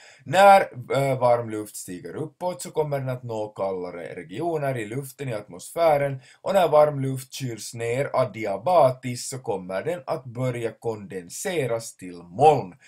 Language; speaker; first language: Swedish; native; Swedish